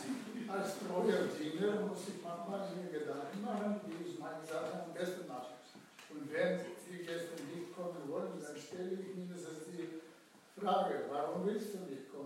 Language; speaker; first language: German; non-native, fluent; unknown